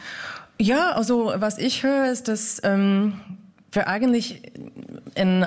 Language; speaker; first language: German; non-native, fluent; English